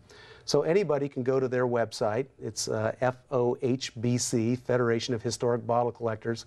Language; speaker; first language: English; native; English